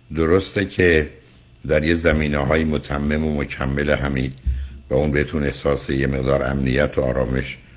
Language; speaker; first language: Persian; native; Persian